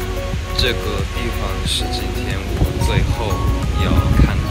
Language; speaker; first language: Chinese; non-native, fluent; English